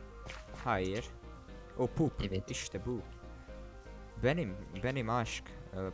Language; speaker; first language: Turkish; non-native, learner; English